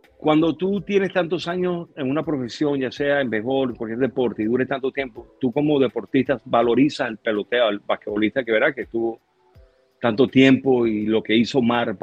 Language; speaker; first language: Spanish; native; Spanish